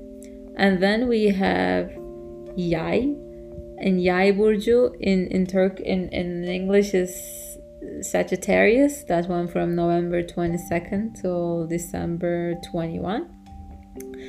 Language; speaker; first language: English; non-native, fluent; Turkish